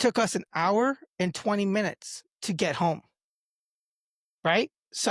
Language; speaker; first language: English; native; English